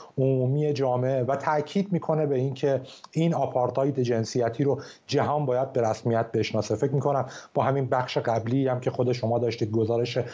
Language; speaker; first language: Persian; native; Persian